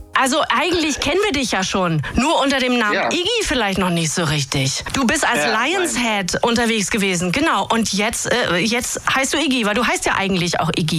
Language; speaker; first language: German; native; German